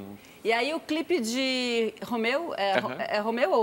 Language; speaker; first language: Portuguese; native; Portuguese